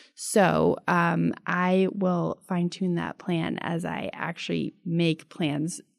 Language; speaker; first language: English; native; English